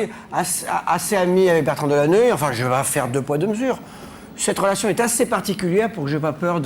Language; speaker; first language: French; native; French